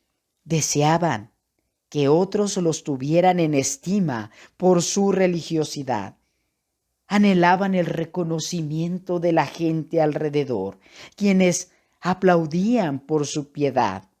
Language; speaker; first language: Spanish; native; Spanish